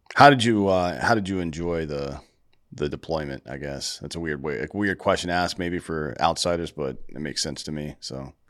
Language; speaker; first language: English; native; English